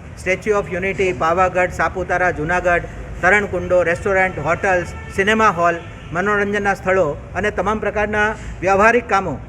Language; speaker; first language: Gujarati; native; Gujarati